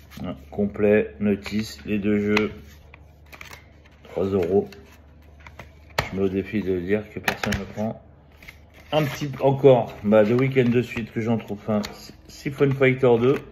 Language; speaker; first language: French; native; French